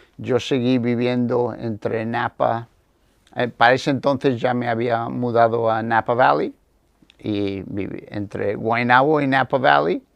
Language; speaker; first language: Spanish; early bilingual, heritage; Spanish